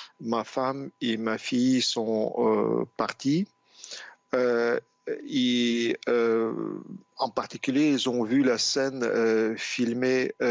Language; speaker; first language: French; non-native, fluent; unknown